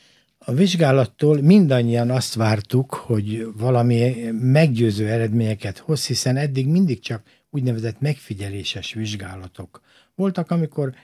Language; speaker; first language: Hungarian; native; Hungarian